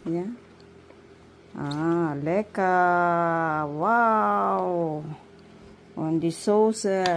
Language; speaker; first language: German; non-native, learner; Filipino